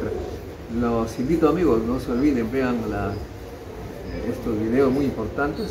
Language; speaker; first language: Spanish; native; Spanish